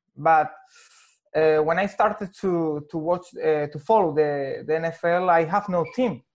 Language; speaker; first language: English; non-native, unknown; Spanish